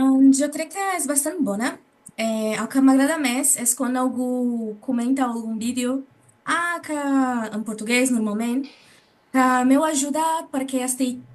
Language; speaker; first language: Catalan; non-native, learner; Portuguese